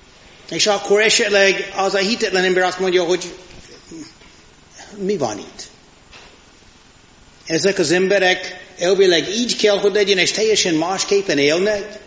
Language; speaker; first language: Hungarian; non-native, fluent; English